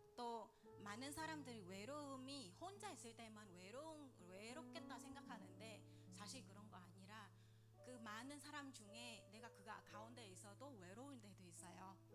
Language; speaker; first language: Korean; non-native, learner; Vietnamese